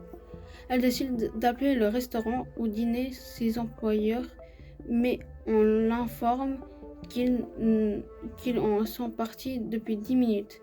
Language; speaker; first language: French; native; French